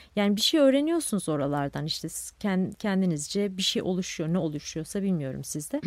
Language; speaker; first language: Turkish; non-native, local second language; Kurdish